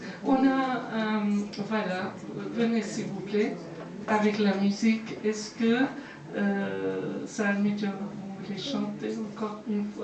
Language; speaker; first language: French; non-native, fluent; Persian